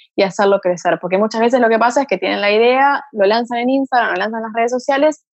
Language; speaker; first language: Spanish; early bilingual, other home language; Portuguese